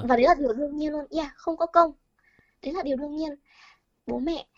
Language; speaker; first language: Vietnamese; early bilingual, heritage; Vietnamese